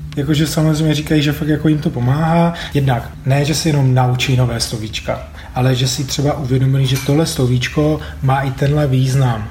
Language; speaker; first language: Czech; native; Czech